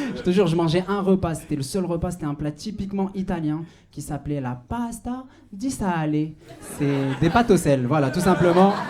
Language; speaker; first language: French; non-native, local second language; Arabic